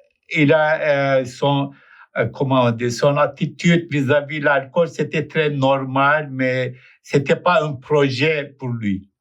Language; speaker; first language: French; non-native, fluent; Turkish